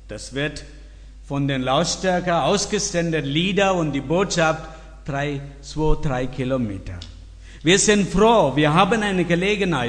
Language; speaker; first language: German; non-native, learner; Tamil